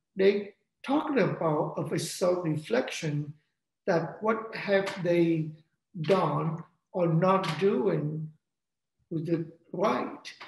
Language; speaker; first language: English; non-native, fluent; Vietnamese